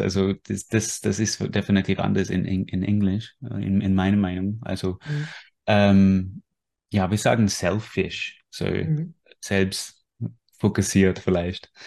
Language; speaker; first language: German; non-native, fluent; English